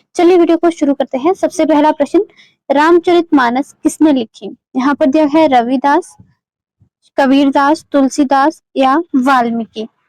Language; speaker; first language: Hindi; native; Hindi